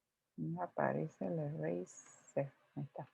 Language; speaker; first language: Spanish; native; Spanish